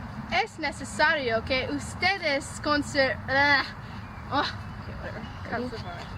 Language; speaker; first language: Spanish; non-native, learner; English